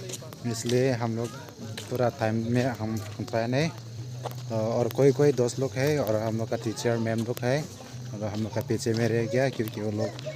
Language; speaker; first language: Hindi; non-native, local second language; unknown